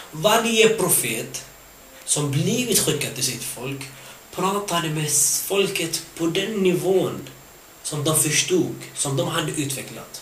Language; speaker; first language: Swedish; early bilingual, other home language; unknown